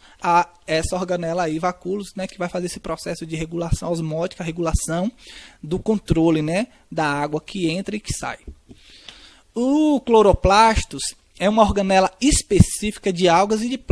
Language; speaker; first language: Portuguese; native; Portuguese